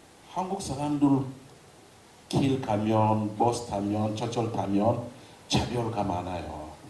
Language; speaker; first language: Korean; non-native, learner; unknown